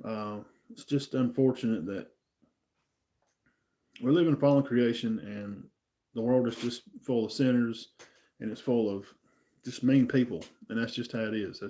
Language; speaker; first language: English; native; English